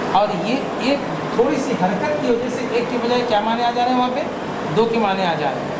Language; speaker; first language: Urdu; native; Urdu